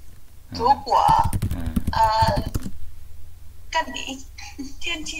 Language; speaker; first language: Chinese; non-native, learner; Vietnamese